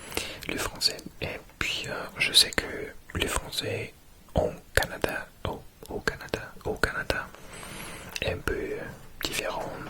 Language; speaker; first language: French; non-native, learner; English